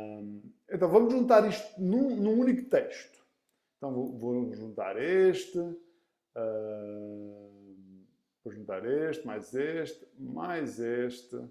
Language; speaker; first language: Portuguese; early bilingual, heritage; Portuguese